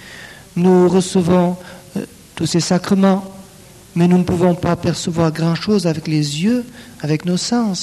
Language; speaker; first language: French; native; French